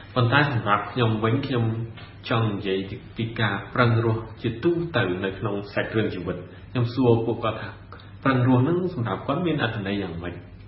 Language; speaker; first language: Khmer; native; Khmer